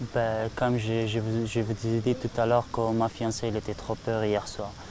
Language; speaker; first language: French; non-native, learner; Persian